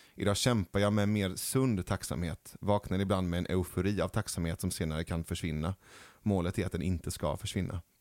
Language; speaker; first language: Swedish; early bilingual, other home language; Persian